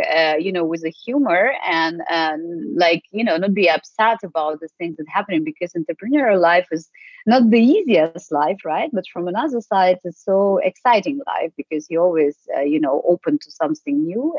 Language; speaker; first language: English; non-native, fluent; Ukrainian